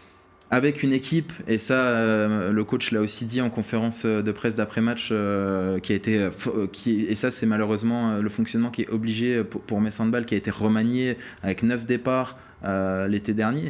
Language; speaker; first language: French; native; French